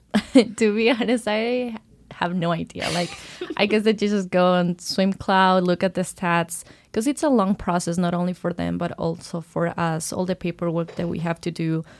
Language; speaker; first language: English; non-native, fluent; Spanish